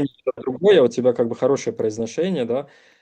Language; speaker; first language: Russian; native; Russian